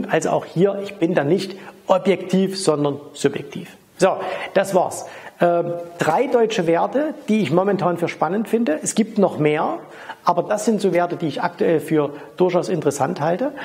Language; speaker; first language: German; native; German